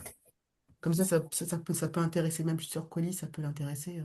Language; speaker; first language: French; native; French